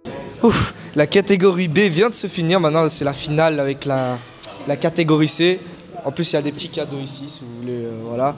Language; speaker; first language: French; native; French